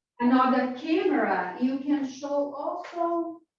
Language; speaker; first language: English; non-native, learner; Portuguese